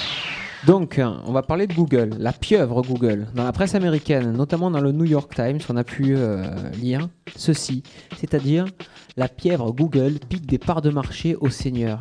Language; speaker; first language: French; native; French